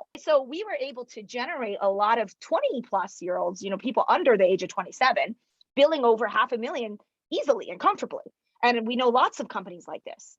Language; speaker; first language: English; early bilingual, other home language; Chinese